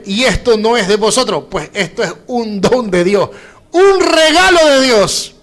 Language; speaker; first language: Spanish; native; Spanish